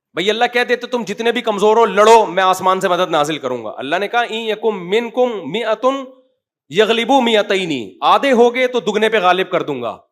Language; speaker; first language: Urdu; native; Urdu